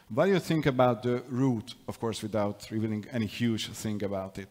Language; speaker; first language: English; non-native, fluent; Hungarian